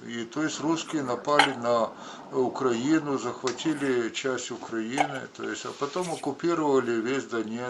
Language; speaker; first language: Russian; non-native, local second language; Ukrainian